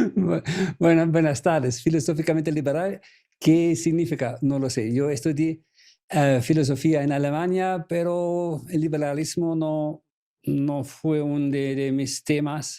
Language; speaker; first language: Spanish; non-native, fluent; German